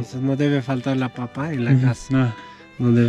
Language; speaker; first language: Spanish; non-native, local second language; Quechua